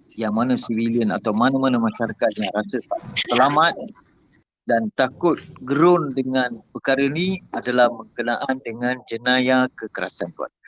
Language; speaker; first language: Malay; non-native, local second language; Tamil